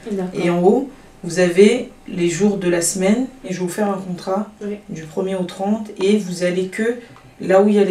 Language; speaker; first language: French; native; French